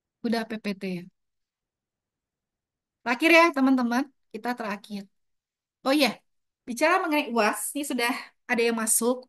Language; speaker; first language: Indonesian; native; Indonesian